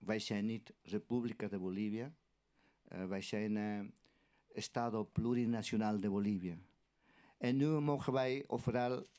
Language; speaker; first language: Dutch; non-native, learner; Aymara